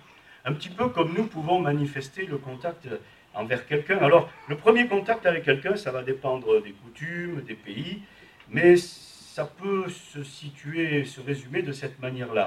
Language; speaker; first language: French; native; French